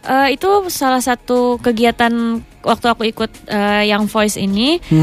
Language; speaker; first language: Indonesian; native; Indonesian